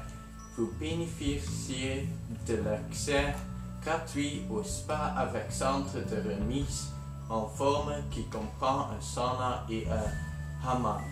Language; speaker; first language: French; non-native, learner; Dutch